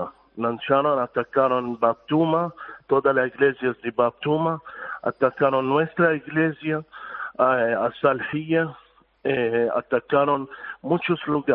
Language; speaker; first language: Spanish; non-native, fluent; Arabic